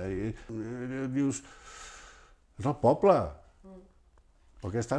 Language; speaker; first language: Catalan; early bilingual, heritage; Catalan